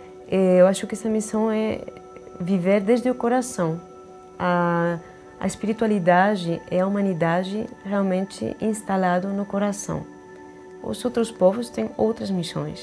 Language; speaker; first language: Portuguese; non-native, fluent; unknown